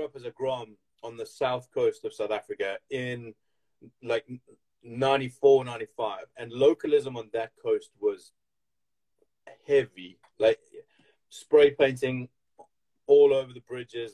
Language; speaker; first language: English; native; English